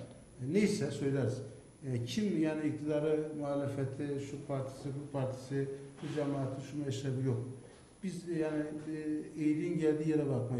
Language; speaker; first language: Turkish; native; Turkish